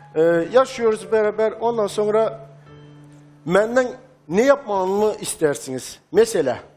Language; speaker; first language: Turkish; non-native, learner; Turkmen